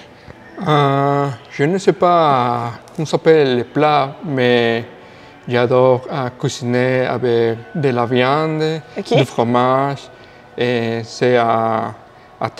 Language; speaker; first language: French; non-native, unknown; Spanish